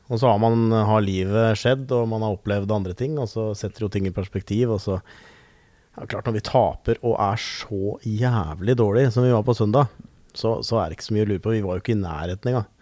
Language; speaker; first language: Norwegian; native; Norwegian